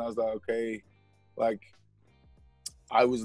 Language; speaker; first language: English; native; English